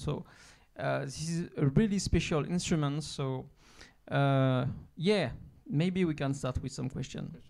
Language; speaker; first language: English; non-native, fluent; French